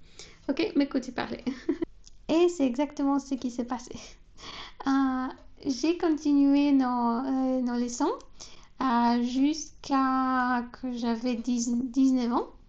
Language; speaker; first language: French; non-native, fluent; Polish